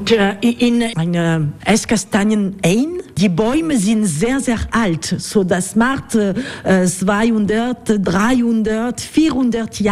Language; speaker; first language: German; non-native, learner; French